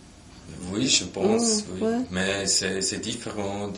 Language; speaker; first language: French; non-native, local second language; German